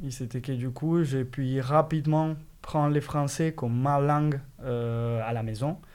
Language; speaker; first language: French; non-native, fluent; Spanish